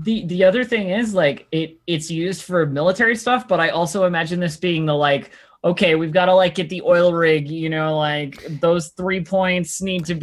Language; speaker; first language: English; native; English